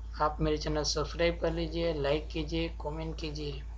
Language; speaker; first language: Hindi; non-native, local second language; Gujarati